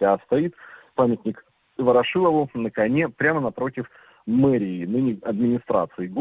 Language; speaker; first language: Russian; native; Russian